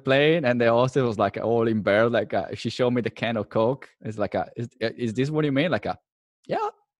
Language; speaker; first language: English; non-native, fluent; Italian